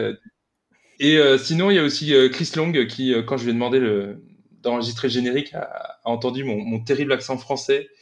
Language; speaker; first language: French; native; French